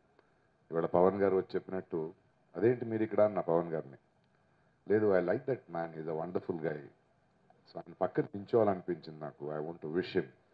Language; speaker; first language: Telugu; native; Telugu